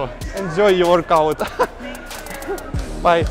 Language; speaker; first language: English; non-native, learner; Russian